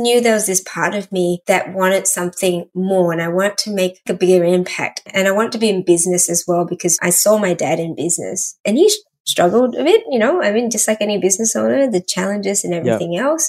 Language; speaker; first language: English; native; English